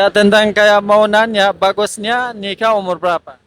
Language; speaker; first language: Indonesian; non-native, fluent; Persian